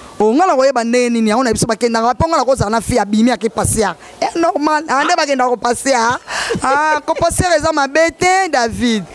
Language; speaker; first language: Lingala; non-native, local second language; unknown